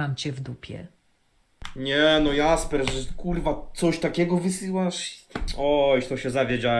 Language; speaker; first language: Polish; native; Polish